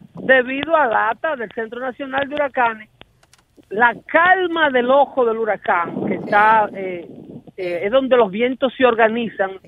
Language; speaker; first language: Spanish; native; Spanish